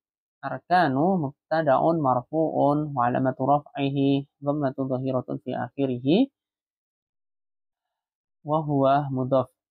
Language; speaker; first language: Arabic; non-native, fluent; Indonesian